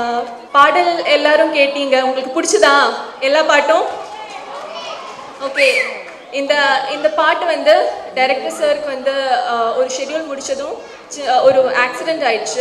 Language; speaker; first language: Tamil; non-native, fluent; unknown